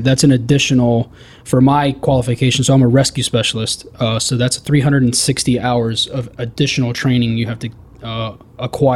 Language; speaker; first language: English; native; English